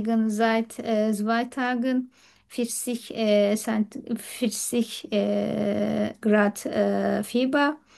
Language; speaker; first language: German; non-native, learner; Turkish